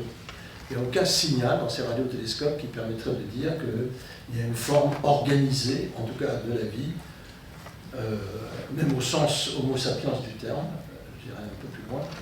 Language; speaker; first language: French; native; French